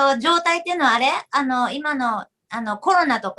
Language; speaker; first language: Japanese; native; Japanese